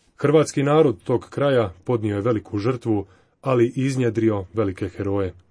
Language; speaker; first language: Croatian; native; Croatian